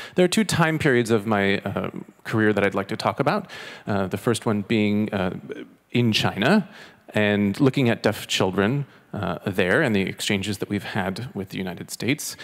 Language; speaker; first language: English; non-native, fluent; Chinese